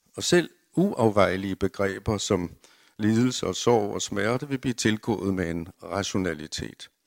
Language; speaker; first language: Danish; native; Danish